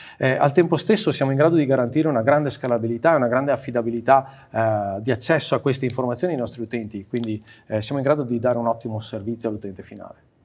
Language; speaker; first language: Italian; native; Italian